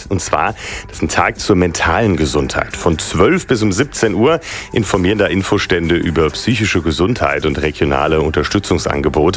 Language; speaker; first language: German; native; German